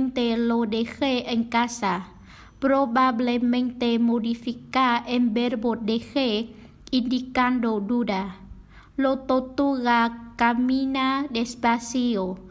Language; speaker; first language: Spanish; non-native, learner; Vietnamese